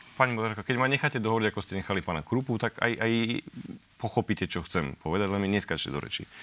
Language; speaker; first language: Slovak; native; Slovak